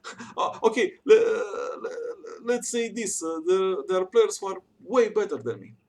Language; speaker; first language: English; non-native, fluent; Romanian